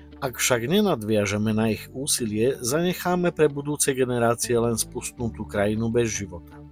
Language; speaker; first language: Slovak; native; Slovak